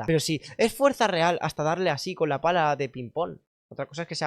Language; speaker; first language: Spanish; native; Spanish